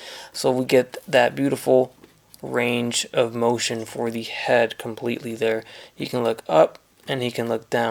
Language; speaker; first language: English; native; English